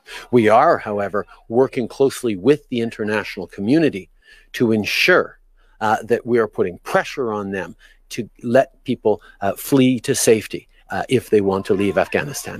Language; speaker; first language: English; native; English